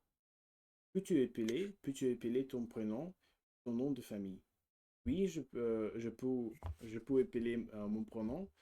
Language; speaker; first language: French; non-native, learner; Russian